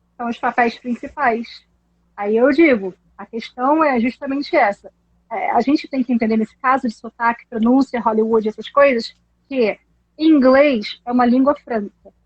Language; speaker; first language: Portuguese; native; Portuguese